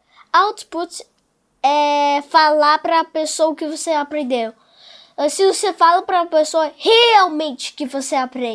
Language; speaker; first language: Portuguese; non-native, local second language; English